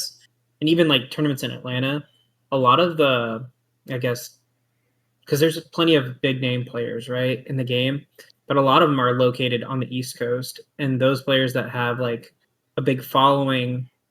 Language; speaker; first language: English; native; English